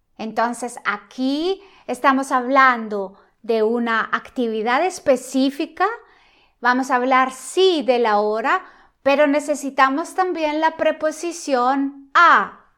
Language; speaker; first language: Spanish; non-native, fluent; Italian